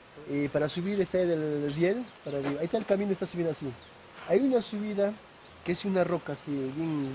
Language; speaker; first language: Spanish; native; Spanish